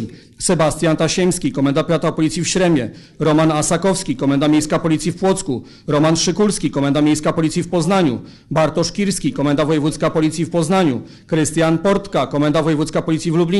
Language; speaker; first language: Polish; native; Polish